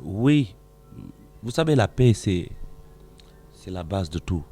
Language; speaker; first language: French; non-native, local second language; Wolof